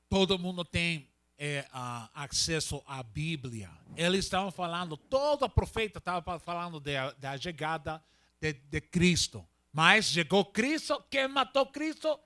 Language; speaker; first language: Portuguese; non-native, learner; Spanish